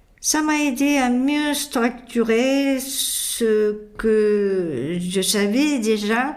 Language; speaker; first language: French; non-native, fluent; Japanese